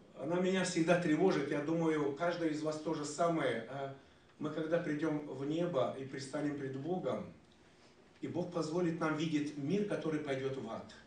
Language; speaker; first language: Russian; non-native, local second language; Ukrainian